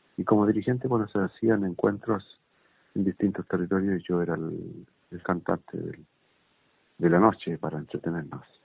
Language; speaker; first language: Spanish; non-native, local second language; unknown